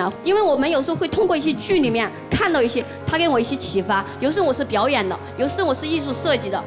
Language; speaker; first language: Chinese; native; Chinese